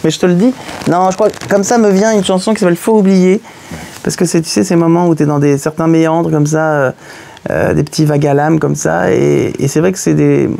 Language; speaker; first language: French; native; French